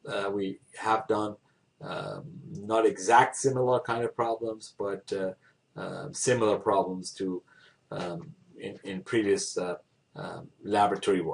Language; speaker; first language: English; non-native, fluent; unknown